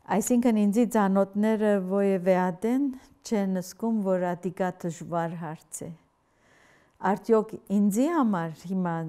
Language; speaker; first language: Armenian; early bilingual, heritage; Armenian